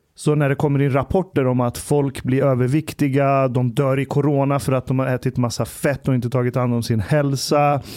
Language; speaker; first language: Swedish; early bilingual, other home language; Persian